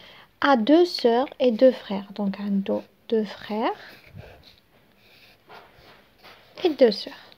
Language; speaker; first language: French; non-native, local second language; Arabic